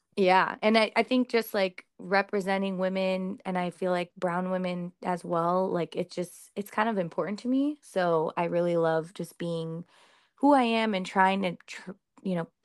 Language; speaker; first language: English; early bilingual, other home language; Hindi